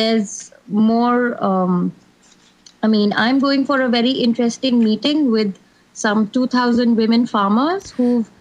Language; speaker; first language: English; non-native, local second language; Hindi